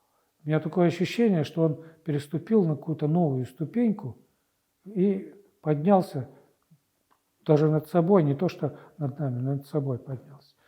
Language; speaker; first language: Russian; native; Russian